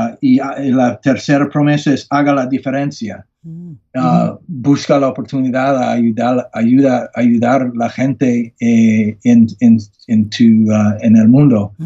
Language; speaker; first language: Spanish; non-native, learner; English